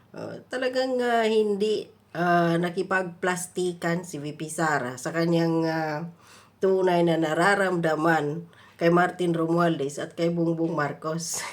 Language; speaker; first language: Filipino; non-native, local second language; Cebuano